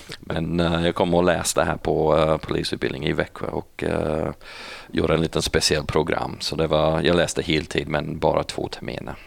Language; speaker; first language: Swedish; non-native, fluent; English